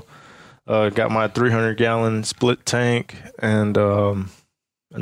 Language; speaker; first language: English; early bilingual, other home language; Spanish